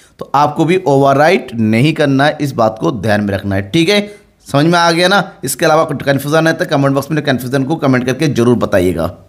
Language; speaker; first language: Hindi; native; Hindi